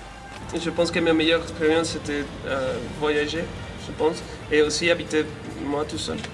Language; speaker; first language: French; non-native, fluent; Spanish